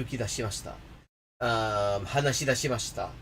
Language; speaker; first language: Japanese; non-native, learner; English